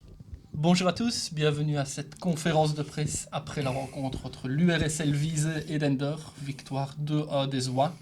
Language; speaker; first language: French; native; French